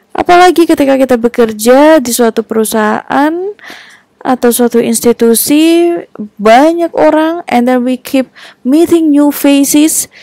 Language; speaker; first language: English; non-native, fluent; Indonesian